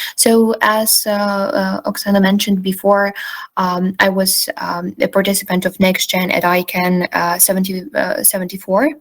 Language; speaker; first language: English; non-native, fluent; Ukrainian